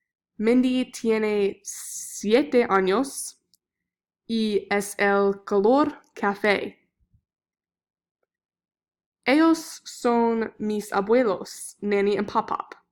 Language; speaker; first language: Spanish; non-native, learner; English